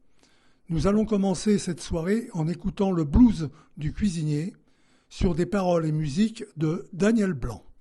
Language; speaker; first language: French; native; French